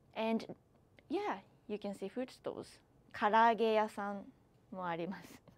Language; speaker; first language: Japanese; native; Japanese